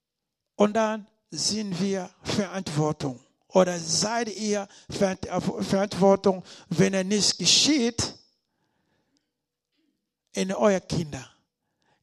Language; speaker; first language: German; non-native, learner; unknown